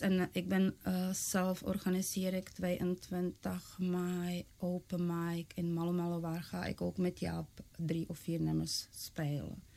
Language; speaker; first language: Dutch; non-native, fluent; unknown